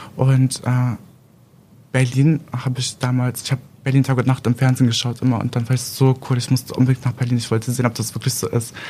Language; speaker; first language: German; native; German